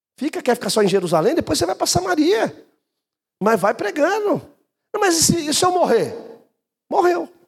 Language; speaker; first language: Portuguese; native; Portuguese